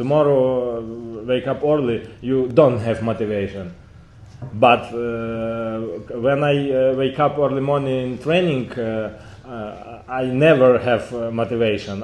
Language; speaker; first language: English; non-native, learner; Ukrainian